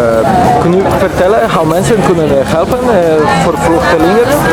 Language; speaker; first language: Dutch; non-native, learner; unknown